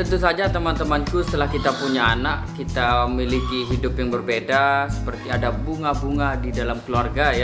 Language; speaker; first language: Indonesian; non-native, local second language; Sasak